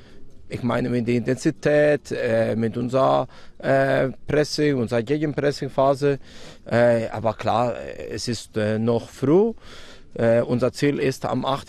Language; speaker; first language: German; non-native, fluent; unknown